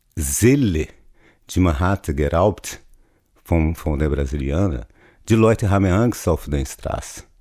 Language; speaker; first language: German; non-native, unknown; Portuguese